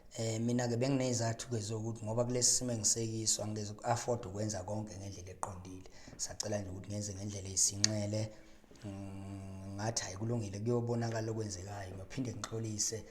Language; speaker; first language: Zulu; native; Zulu